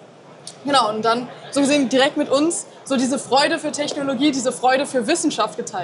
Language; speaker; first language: German; native; German